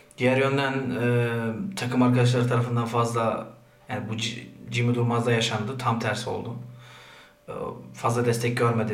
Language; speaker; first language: Turkish; early bilingual, heritage; Turkish